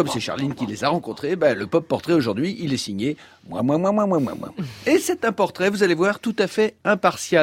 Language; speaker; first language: French; native; French